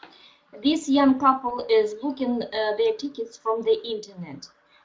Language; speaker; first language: English; non-native, learner; Russian